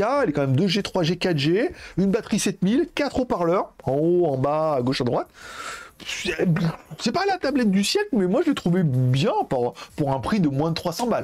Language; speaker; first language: French; native; French